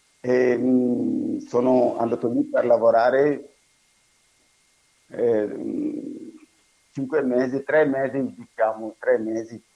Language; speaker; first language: Italian; non-native, learner; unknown